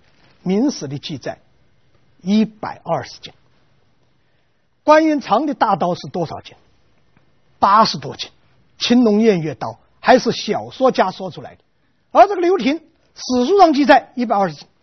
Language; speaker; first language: Chinese; native; Chinese